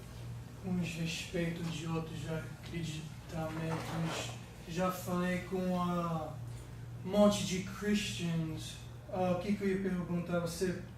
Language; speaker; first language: Portuguese; early bilingual, heritage; English